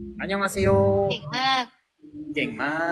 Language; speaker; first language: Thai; non-native, learner; Korean